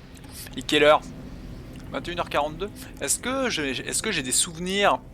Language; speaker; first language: French; native; French